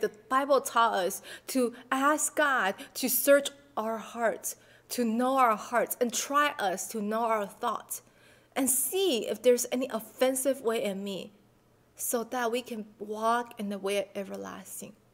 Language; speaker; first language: English; non-native, fluent; Chinese